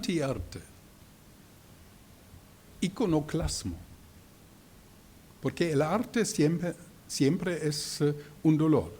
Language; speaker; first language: Spanish; non-native, learner; German